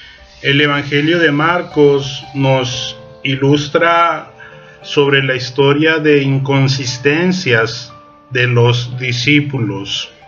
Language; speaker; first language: Spanish; native; Spanish